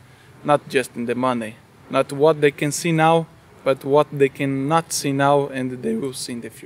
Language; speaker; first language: English; non-native, fluent; Portuguese